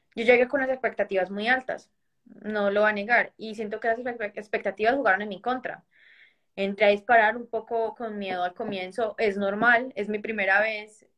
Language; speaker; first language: Spanish; native; Spanish